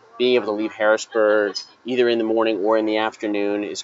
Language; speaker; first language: English; native; English